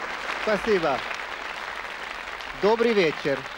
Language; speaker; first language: Russian; non-native, fluent; Swedish